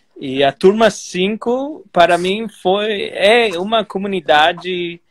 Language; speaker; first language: Portuguese; non-native, learner; English